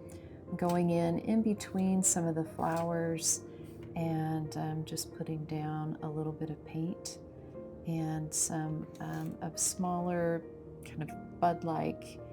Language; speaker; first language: English; native; English